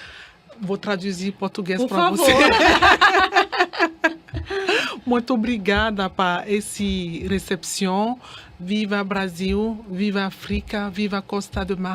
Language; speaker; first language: Portuguese; non-native, learner; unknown